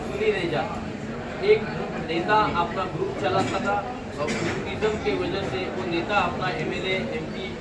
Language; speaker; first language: Hindi; non-native, local second language; Marathi